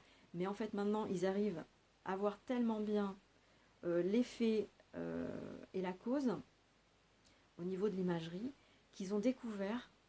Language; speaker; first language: French; native; French